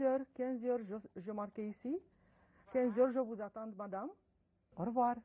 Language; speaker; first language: French; non-native, learner; Romanian